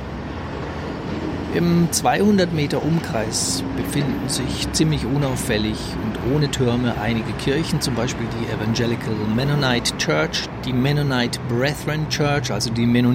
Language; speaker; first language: German; native; German